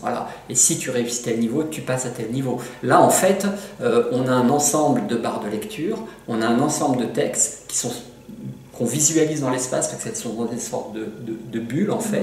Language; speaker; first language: French; native; French